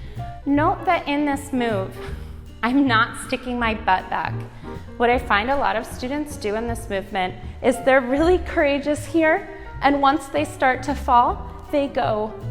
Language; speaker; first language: English; native; English